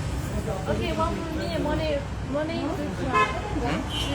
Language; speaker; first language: English; non-native, learner; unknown